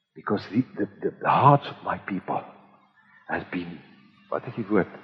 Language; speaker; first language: English; non-native, local second language; Afrikaans